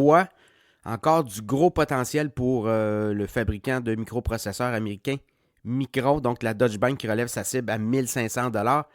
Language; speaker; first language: French; native; French